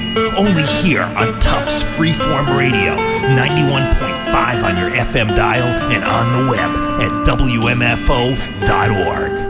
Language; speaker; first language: English; native; English